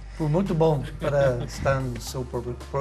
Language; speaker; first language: Portuguese; non-native, learner; English